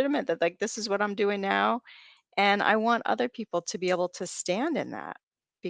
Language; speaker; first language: English; native; English